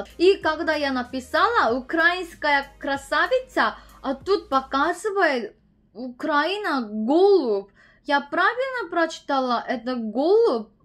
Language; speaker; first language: Russian; non-native, learner; Korean